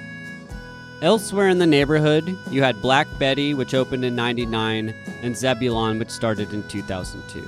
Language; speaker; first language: English; native; English